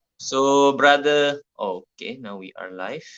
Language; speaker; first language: English; non-native, fluent; Malay